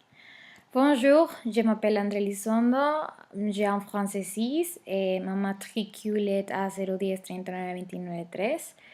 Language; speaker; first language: French; non-native, learner; Spanish